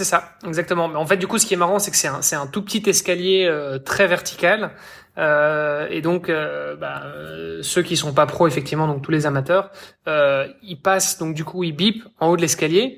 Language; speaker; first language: French; native; French